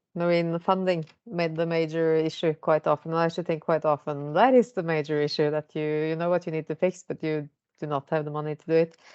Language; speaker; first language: English; non-native, fluent; Norwegian